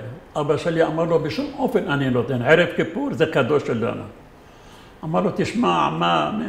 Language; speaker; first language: Hebrew; non-native, fluent; Arabic